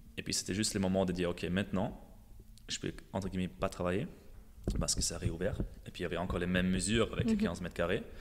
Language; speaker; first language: French; non-native, fluent; German